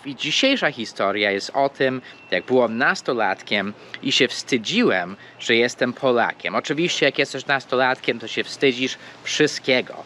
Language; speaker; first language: Polish; early bilingual, heritage; Polish